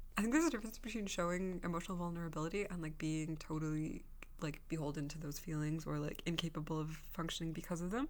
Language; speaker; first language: English; native; English